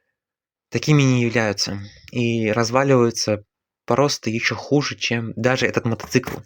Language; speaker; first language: Russian; native; Russian